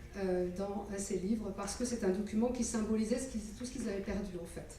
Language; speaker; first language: French; native; French